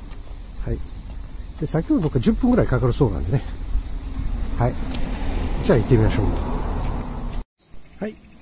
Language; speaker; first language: Japanese; native; Japanese